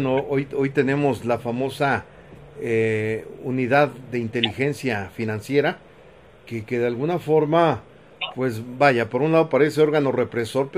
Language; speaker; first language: Spanish; native; Spanish